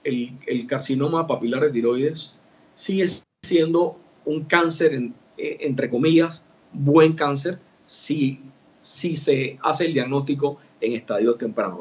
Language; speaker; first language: Spanish; native; Spanish